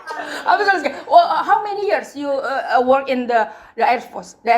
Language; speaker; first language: English; non-native, learner; Indonesian